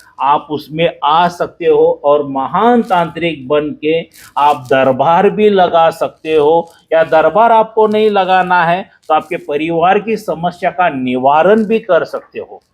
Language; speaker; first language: Hindi; non-native, local second language; Marathi